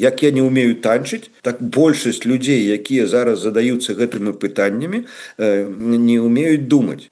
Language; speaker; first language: Belarusian; non-native, local second language; Russian